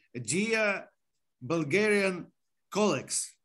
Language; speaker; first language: English; non-native, learner; Ukrainian